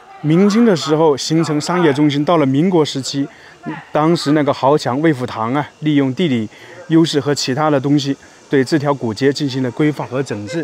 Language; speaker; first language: Chinese; native; Chinese